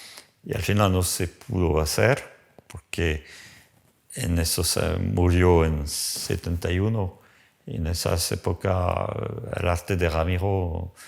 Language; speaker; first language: Spanish; non-native, fluent; French